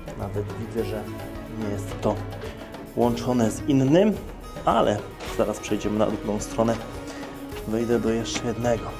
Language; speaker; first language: Polish; native; Polish